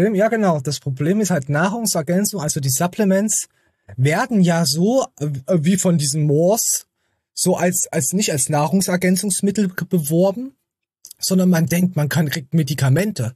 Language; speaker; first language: German; native; German